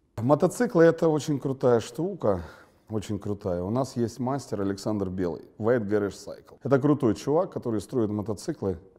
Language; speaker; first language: Russian; native; Russian